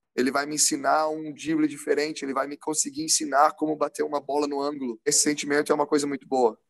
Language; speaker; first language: Portuguese; native; Portuguese